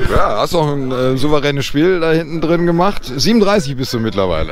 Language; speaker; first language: German; native; German